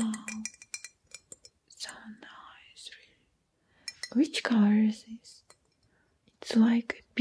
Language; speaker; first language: English; non-native, learner; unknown